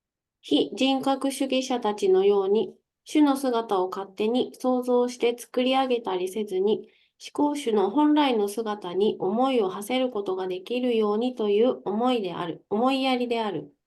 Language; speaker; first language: Japanese; native; Japanese